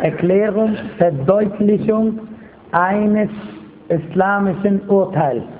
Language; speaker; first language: German; non-native, fluent; Arabic